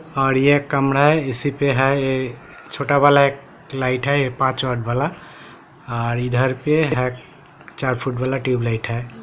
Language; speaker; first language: Hindi; non-native, local second language; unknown